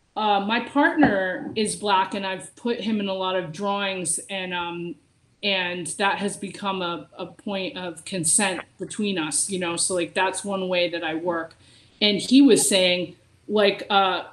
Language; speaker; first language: English; native; English